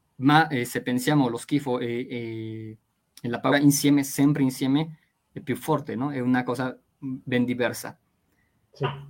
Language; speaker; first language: Italian; non-native, fluent; Spanish